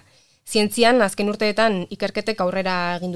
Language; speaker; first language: Basque; native; Basque